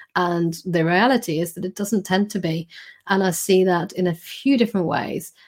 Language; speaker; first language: English; non-native, fluent; Swedish